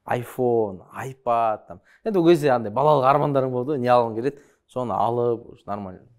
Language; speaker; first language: Kazakh; early bilingual, other home language; Chinese